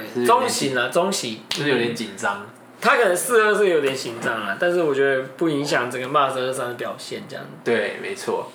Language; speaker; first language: Chinese; non-native, local second language; Min Nan Chinese